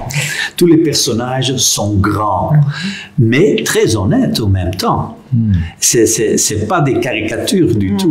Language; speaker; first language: French; non-native, local second language; Dutch